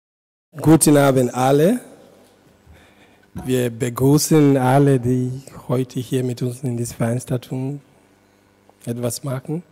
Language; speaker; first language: German; non-native, learner; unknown